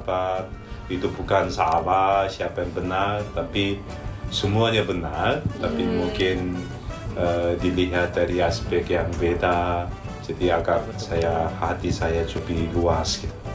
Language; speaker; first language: Indonesian; non-native, fluent; Korean